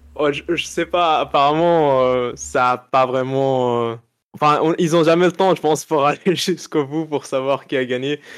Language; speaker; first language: French; non-native, local second language; Arabic